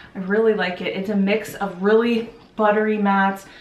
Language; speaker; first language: English; native; English